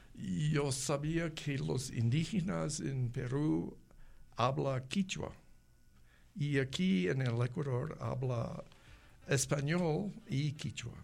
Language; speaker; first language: Spanish; non-native, learner; English